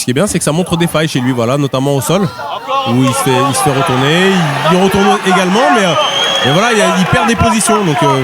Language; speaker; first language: French; native; French